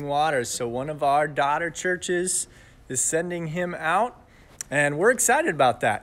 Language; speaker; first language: English; native; English